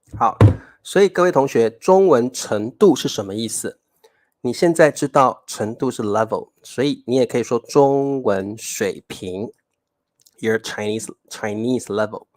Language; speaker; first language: Chinese; native; Chinese